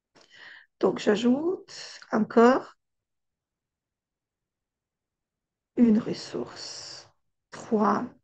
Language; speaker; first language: French; non-native, fluent; Russian